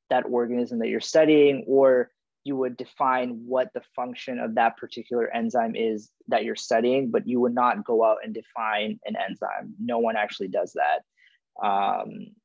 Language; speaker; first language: English; native; English